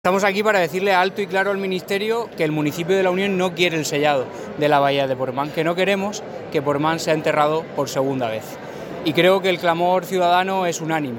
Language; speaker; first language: Spanish; native; Spanish